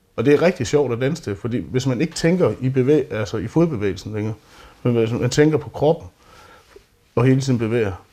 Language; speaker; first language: Danish; native; Danish